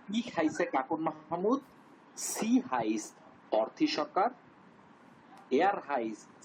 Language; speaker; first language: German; non-native, fluent; Bangla